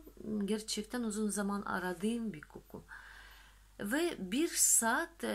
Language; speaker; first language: Turkish; non-native, fluent; Russian